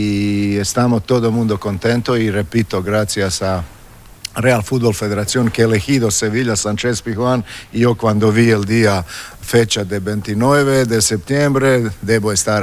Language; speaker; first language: Spanish; non-native, fluent; Croatian